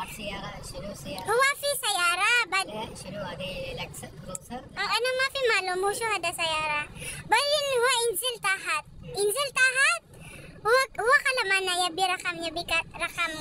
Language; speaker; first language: Arabic; non-native, learner; Filipino